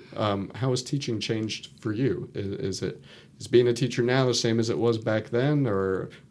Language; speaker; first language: English; native; English